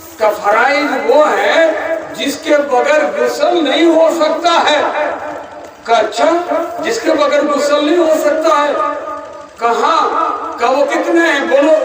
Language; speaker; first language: Urdu; non-native, local second language; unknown